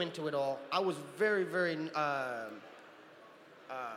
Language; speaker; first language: English; native; English